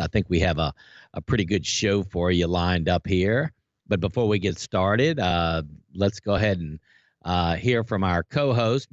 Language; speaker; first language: English; native; English